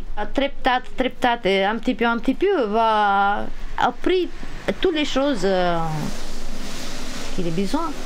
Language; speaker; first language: French; non-native, learner; Romanian